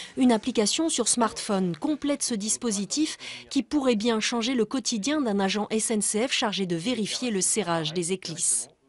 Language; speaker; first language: French; native; French